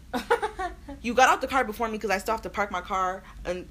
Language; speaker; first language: English; native; English